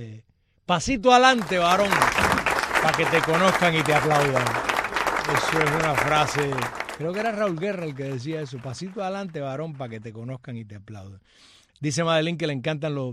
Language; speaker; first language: Spanish; native; Spanish